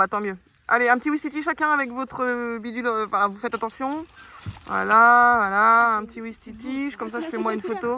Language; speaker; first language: French; native; French